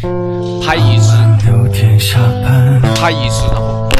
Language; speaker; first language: Chinese; native; Chinese